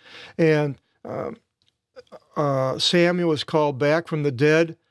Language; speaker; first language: English; native; English